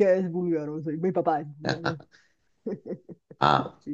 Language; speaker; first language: Spanish; non-native, fluent; Bulgarian